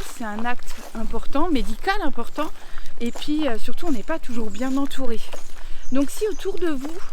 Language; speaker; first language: French; native; French